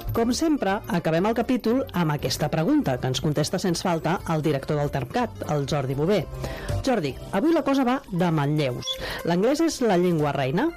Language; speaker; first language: Catalan; native; Catalan